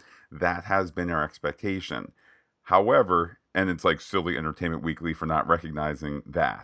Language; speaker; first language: English; native; English